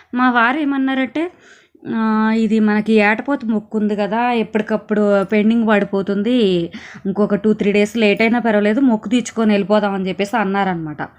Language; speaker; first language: Telugu; native; Telugu